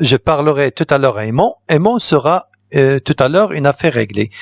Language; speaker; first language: French; non-native, local second language; Arabic